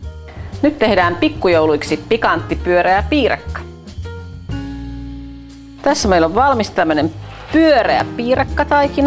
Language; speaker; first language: Finnish; native; Finnish